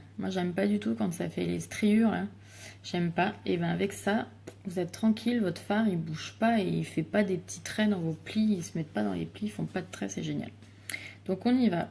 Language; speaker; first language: French; native; French